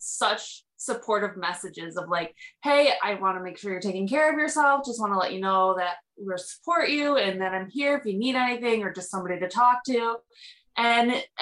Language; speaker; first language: English; native; English